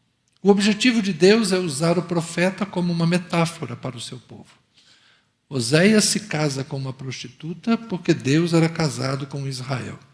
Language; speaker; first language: Portuguese; native; Portuguese